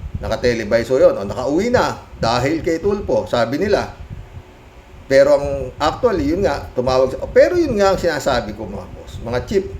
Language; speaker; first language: Filipino; native; Filipino